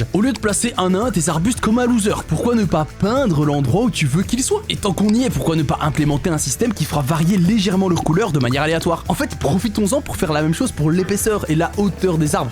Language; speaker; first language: French; native; French